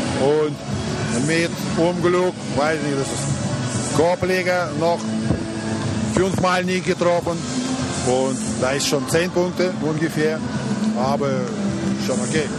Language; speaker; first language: German; non-native, learner; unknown